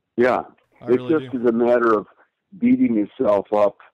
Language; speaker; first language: English; native; English